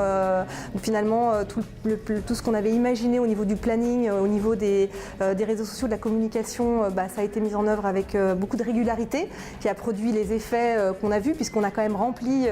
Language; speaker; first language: French; native; French